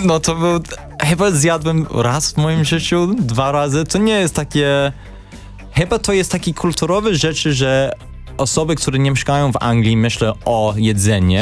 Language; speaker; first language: Polish; non-native, learner; English